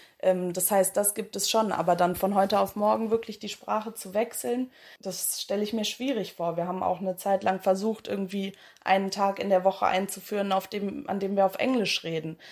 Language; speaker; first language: German; native; German